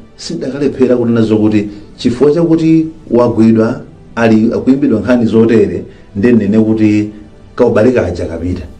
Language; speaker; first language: Nyanja; native; Nyanja